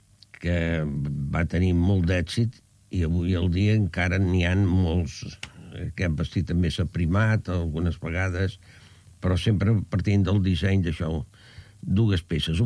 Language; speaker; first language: Catalan; native; Catalan